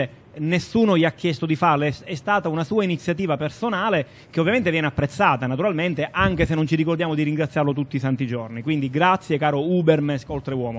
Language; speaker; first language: Italian; native; Italian